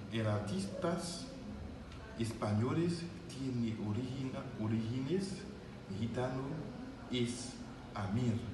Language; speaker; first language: Spanish; non-native, learner; French